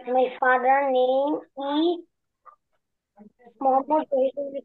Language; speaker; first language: English; non-native, learner; Bangla